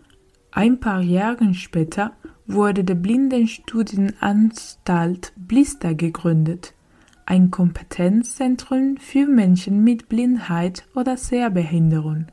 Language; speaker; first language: German; non-native, learner; Spanish